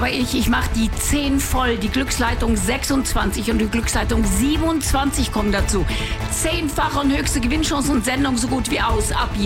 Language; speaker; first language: German; native; German